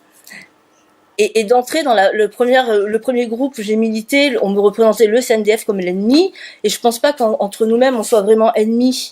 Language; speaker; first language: French; native; French